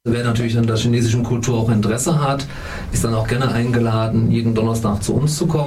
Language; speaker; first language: German; native; German